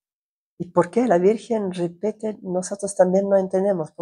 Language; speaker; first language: Spanish; non-native, fluent; Croatian